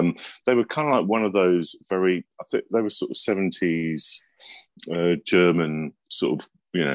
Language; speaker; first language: English; native; English